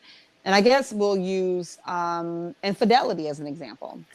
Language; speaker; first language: English; native; English